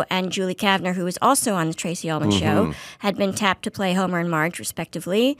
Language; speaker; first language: English; native; English